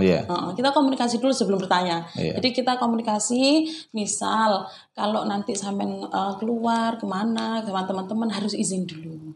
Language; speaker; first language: Indonesian; non-native, local second language; Javanese